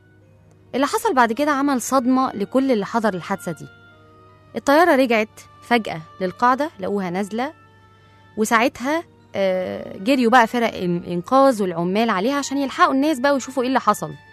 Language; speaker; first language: Arabic; native; Arabic